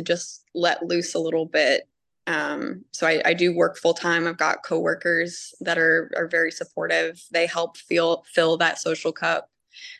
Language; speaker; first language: English; native; English